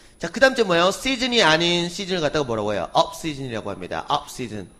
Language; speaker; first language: Korean; native; Korean